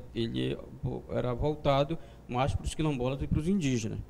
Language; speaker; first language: Portuguese; native; Portuguese